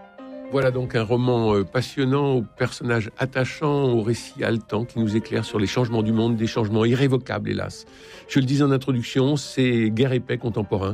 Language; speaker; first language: French; native; French